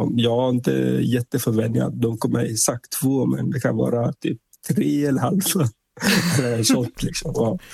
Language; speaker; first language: Swedish; non-native, fluent; Vietnamese